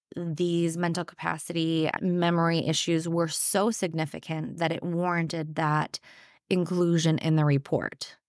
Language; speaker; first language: English; native; English